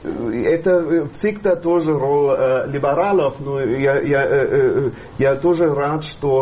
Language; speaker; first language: Russian; non-native, fluent; German